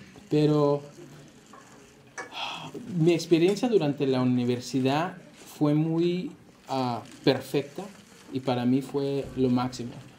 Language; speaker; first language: Spanish; early bilingual, heritage; Spanish